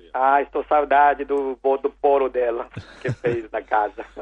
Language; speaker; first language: Portuguese; non-native, learner; Chinese